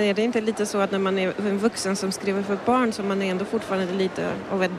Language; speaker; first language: Swedish; non-native, fluent; Polish